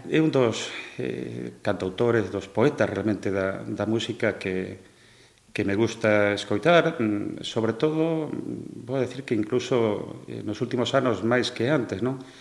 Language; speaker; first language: Galician; native; Galician